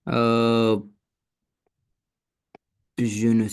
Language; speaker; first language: French; non-native, learner; Romanian